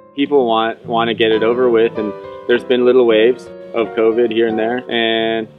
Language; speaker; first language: English; native; English